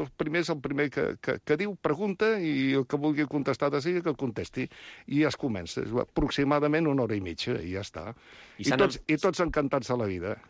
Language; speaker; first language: Catalan; native; Catalan